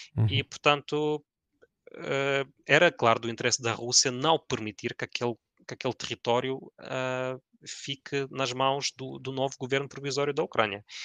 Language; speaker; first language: Portuguese; early bilingual, other home language; Ukrainian